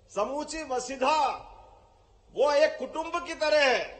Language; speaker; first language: Hindi; native; Hindi